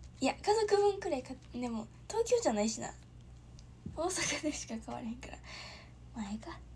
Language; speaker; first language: Japanese; native; Japanese